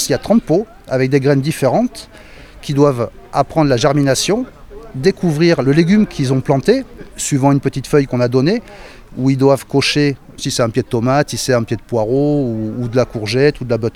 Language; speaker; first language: French; native; French